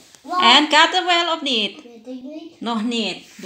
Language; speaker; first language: Dutch; non-native, learner; Indonesian